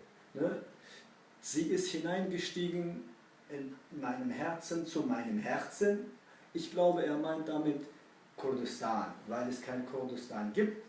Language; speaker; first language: German; non-native, fluent; Kurdish